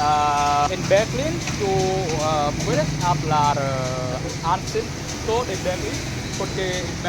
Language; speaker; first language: Spanish; non-native, learner; Vietnamese